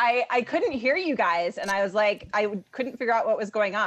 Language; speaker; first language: English; native; English